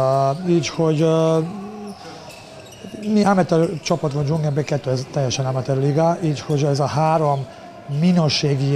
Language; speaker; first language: Hungarian; non-native, learner; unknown